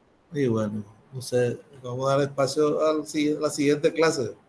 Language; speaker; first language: Spanish; native; Spanish